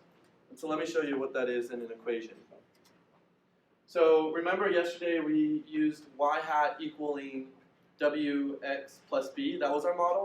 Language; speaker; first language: English; native; English